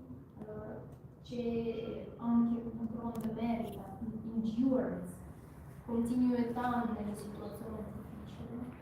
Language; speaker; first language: Italian; non-native, learner; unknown